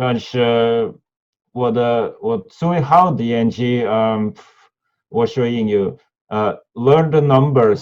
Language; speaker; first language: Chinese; non-native, learner; Norwegian